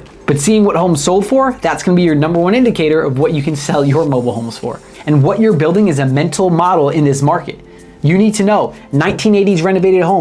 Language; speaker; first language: English; native; English